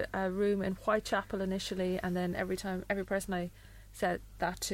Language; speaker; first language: English; native; English